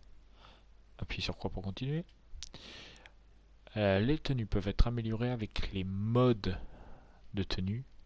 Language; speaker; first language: French; native; French